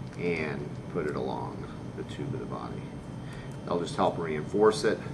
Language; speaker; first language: English; native; English